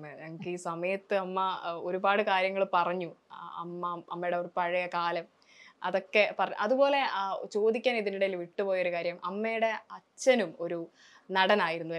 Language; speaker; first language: Malayalam; native; Malayalam